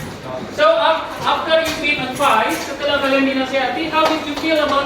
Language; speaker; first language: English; non-native, fluent; Indonesian